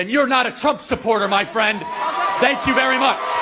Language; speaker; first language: English; native; English